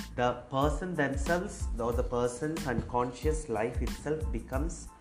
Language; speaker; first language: English; non-native, local second language; Malayalam